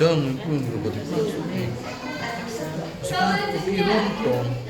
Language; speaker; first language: Indonesian; native; Indonesian